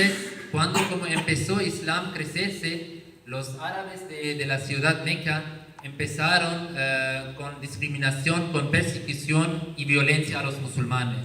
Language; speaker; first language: Spanish; non-native, learner; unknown